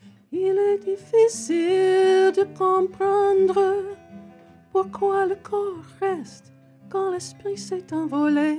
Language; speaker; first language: French; early bilingual, heritage; French